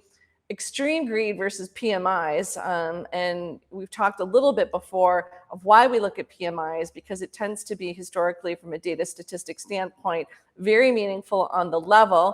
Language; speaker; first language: English; native; English